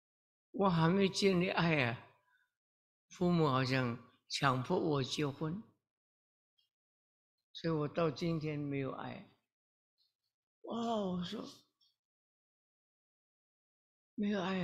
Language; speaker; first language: Chinese; early bilingual, heritage; Chinese